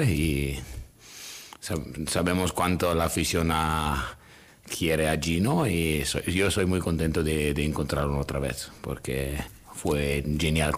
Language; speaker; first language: Spanish; non-native, fluent; Italian